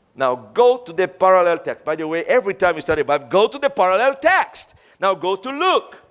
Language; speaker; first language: English; non-native, fluent; Portuguese